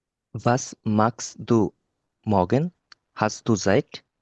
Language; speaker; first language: German; non-native, learner; Bangla